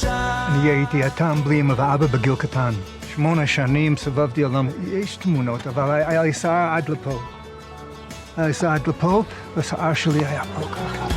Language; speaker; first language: Hebrew; non-native, learner; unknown